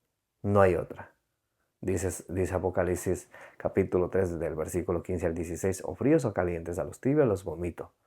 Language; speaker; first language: Spanish; native; Spanish